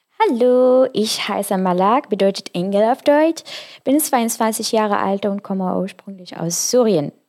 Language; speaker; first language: German; non-native, fluent; Arabic